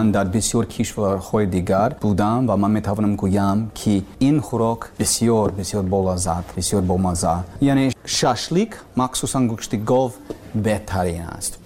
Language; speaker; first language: Persian; non-native, learner; English